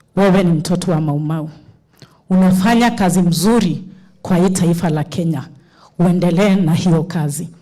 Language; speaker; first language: Swahili; non-native, local second language; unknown